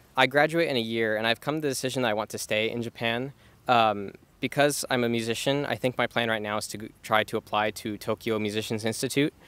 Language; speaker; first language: English; native; English